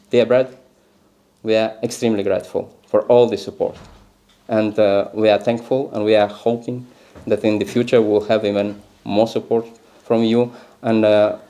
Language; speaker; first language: English; non-native, learner; Romanian